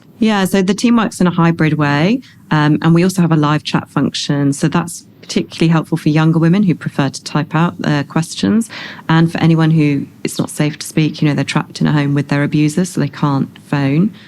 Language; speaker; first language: English; native; English